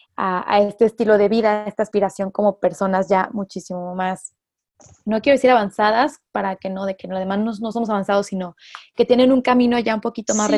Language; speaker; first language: Spanish; native; Spanish